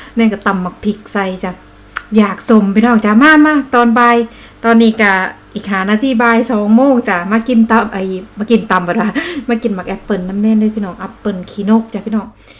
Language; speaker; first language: Thai; native; Thai